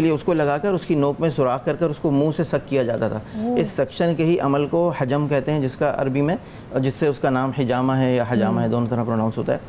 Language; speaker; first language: Urdu; native; Urdu